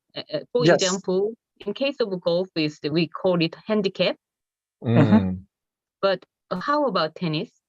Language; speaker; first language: English; non-native, learner; Korean